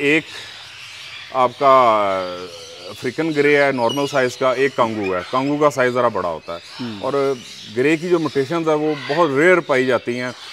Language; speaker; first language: Urdu; native; Urdu